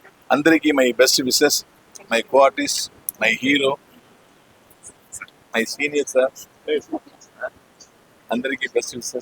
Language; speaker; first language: Telugu; non-native, learner; Tamil